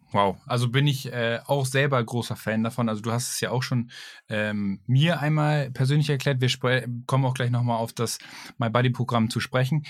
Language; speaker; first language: German; native; German